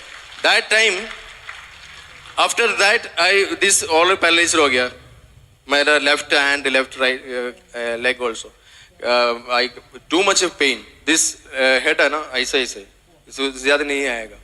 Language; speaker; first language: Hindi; non-native, local second language; Malayalam